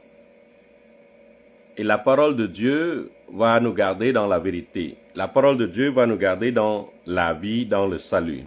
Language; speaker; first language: French; non-native, fluent; Khmer